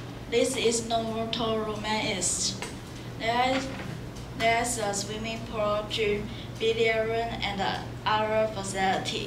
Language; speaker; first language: English; non-native, learner; Chinese